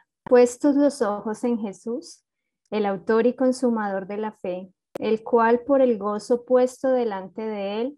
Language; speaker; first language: Spanish; native; Spanish